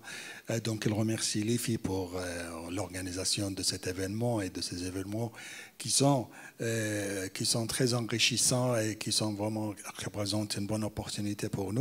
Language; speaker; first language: French; non-native, fluent; Arabic